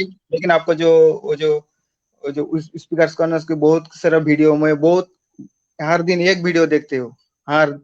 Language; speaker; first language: Hindi; non-native, local second language; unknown